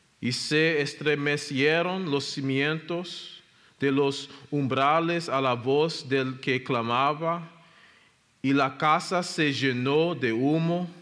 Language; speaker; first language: Spanish; non-native, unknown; English